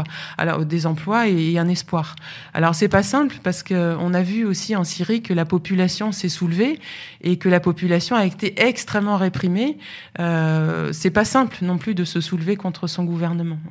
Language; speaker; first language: French; native; French